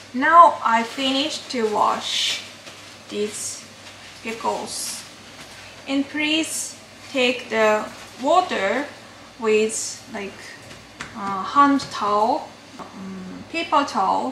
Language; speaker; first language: English; non-native, learner; Japanese